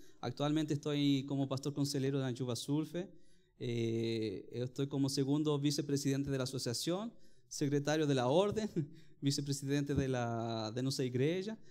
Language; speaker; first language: Portuguese; non-native, fluent; Spanish